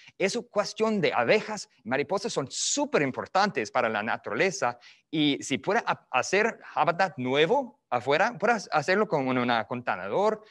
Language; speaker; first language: Spanish; non-native, fluent; English